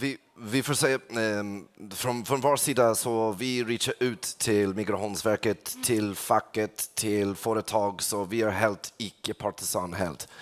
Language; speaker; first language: Swedish; non-native, fluent; English